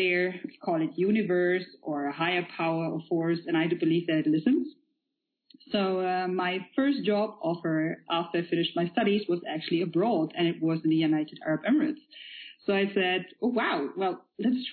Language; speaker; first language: English; non-native, fluent; Polish